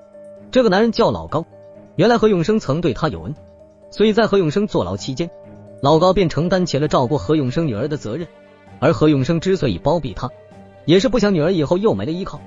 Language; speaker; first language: Chinese; native; Chinese